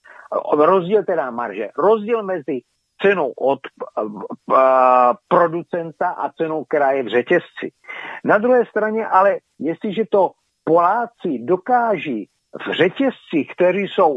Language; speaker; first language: Czech; native; Czech